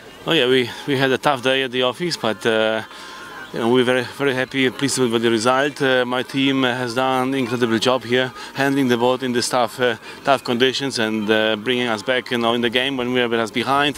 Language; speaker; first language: English; non-native, fluent; Polish